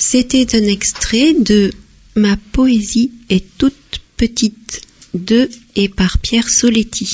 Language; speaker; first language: French; native; French